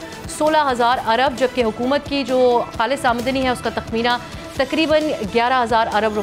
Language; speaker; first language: Urdu; native; Urdu